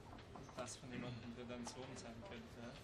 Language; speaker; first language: German; native; German